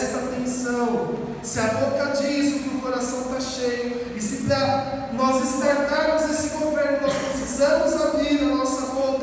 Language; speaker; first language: Portuguese; native; Portuguese